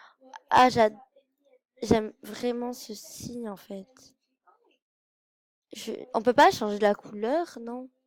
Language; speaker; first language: French; native; French